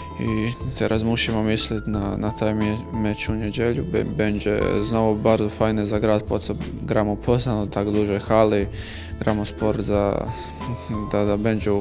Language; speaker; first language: Polish; non-native, learner; Croatian